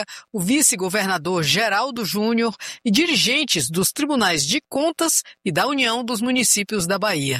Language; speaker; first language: Portuguese; native; Portuguese